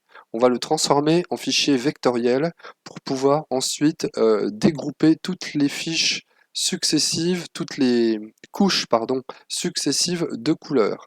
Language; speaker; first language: French; native; French